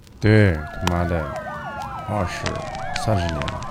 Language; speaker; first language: Chinese; native; Chinese